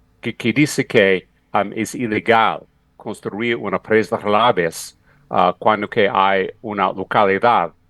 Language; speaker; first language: Spanish; non-native, fluent; English